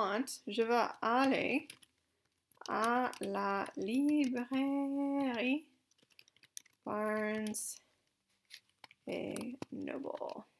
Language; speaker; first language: French; non-native, fluent; English